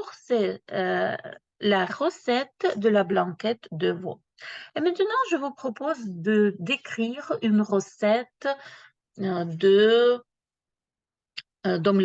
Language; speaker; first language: French; non-native, fluent; Ukrainian